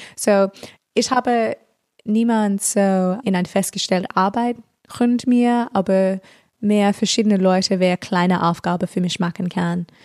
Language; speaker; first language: German; non-native, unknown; English